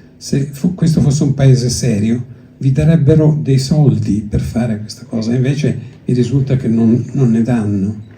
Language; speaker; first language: Italian; early bilingual, other home language; Greek